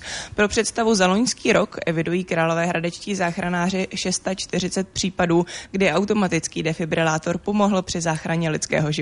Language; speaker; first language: Czech; native; Czech